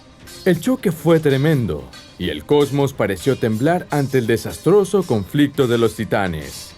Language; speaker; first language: Spanish; native; Spanish